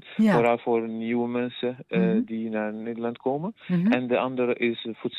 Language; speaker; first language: Dutch; non-native, fluent; Arabic